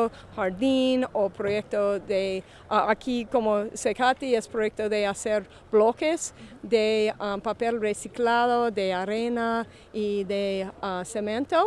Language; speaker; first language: Spanish; non-native, fluent; English